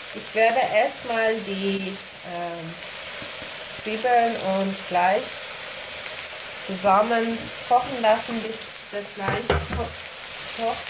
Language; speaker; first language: German; non-native, fluent; Persian